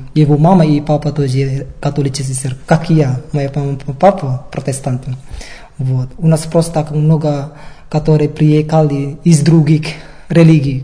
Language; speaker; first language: Russian; non-native, learner; Indonesian